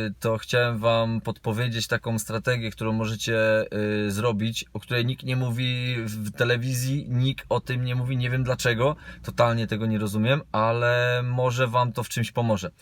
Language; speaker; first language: Polish; native; Polish